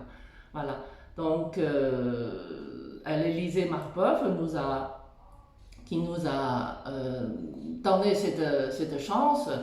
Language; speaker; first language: French; non-native, fluent; Chinese